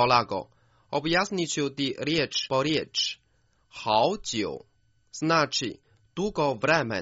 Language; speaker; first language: Croatian; non-native, fluent; Chinese